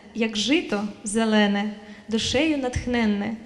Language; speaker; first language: Ukrainian; native; Ukrainian